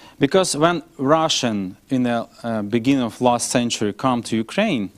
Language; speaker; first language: English; non-native, learner; Ukrainian